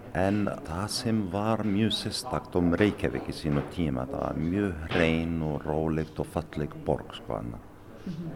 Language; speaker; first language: Icelandic; non-native, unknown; Arabic